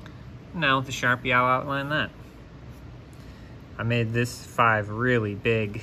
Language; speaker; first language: English; native; English